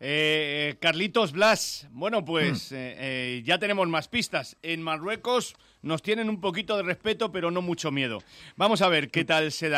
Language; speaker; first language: Spanish; native; Spanish